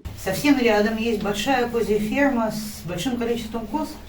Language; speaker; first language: Russian; native; Russian